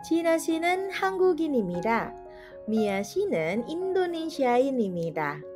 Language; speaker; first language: Korean; non-native, fluent; Indonesian